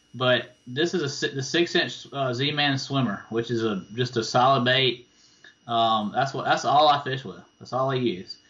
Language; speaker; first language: English; native; English